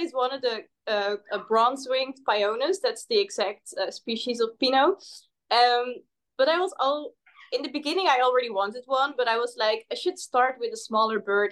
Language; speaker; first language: English; non-native, fluent; Dutch